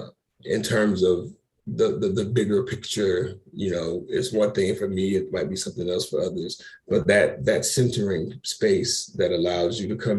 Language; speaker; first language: English; native; English